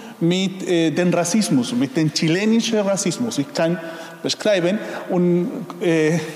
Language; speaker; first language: German; non-native, fluent; Spanish